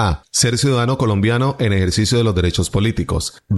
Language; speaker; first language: Spanish; native; Spanish